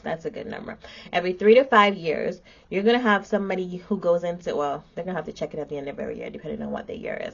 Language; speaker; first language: English; native; English